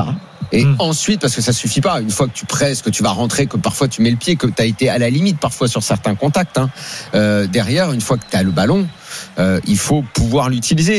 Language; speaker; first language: French; native; French